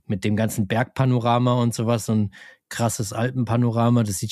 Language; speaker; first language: German; native; German